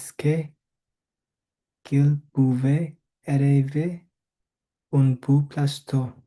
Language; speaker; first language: French; non-native, learner; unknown